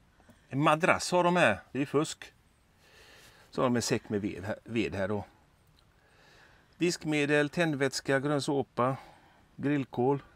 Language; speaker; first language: Swedish; native; Swedish